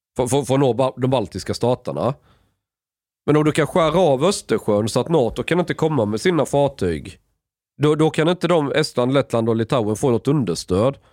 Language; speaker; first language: Swedish; native; Swedish